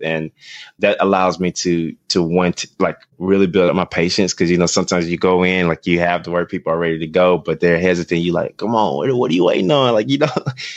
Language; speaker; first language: English; native; English